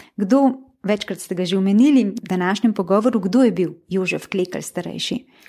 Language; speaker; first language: Slovenian; native; Slovenian